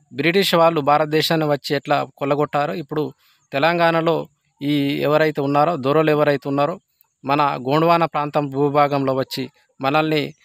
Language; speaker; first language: Telugu; non-native, local second language; Gondi